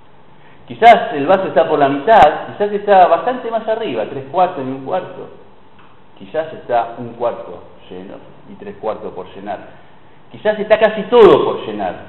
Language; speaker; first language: Spanish; native; Spanish